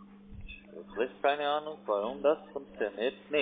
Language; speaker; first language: German; non-native, learner; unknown